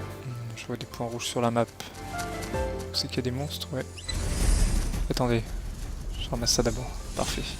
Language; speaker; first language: French; native; French